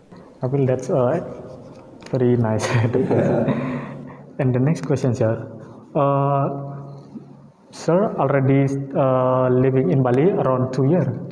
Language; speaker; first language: English; non-native, learner; Indonesian